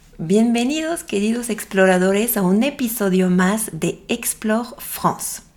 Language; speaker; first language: Spanish; non-native, fluent; French